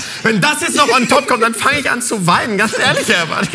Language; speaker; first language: German; native; German